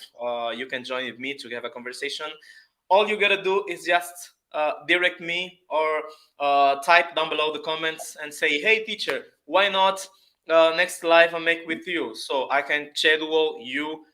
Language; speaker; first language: English; non-native, fluent; Portuguese